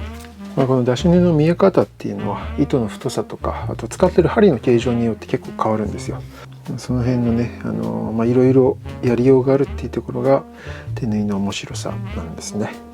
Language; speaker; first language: Japanese; native; Japanese